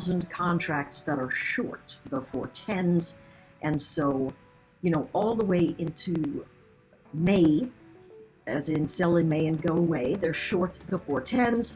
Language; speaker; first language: English; native; English